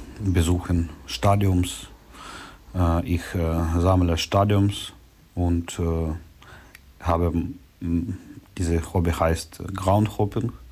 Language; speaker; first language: German; non-native, learner; Ukrainian